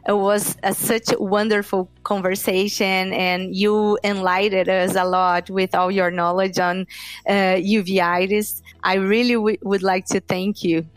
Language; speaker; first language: English; non-native, fluent; Portuguese